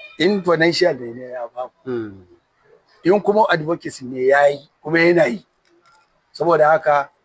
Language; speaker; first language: Hausa; native; Hausa